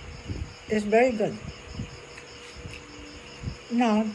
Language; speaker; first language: English; non-native, local second language; Cebuano